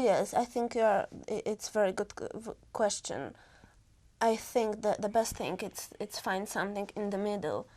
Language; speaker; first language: English; non-native, learner; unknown